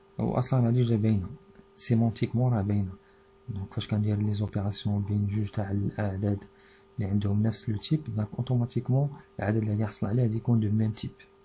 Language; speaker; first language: French; non-native, local second language; Arabic